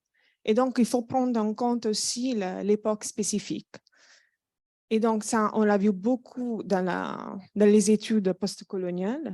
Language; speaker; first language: French; non-native, fluent; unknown